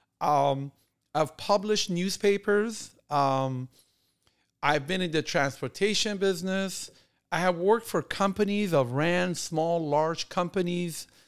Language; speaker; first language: English; non-native, fluent; Persian